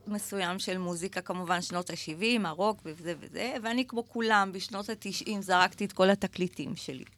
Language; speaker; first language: Hebrew; native; Hebrew